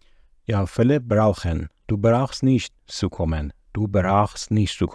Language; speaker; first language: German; non-native, fluent; Persian